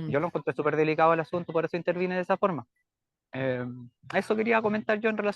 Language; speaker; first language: Spanish; native; Spanish